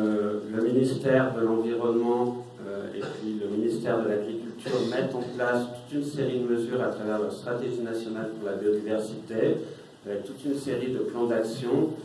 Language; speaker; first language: French; native; French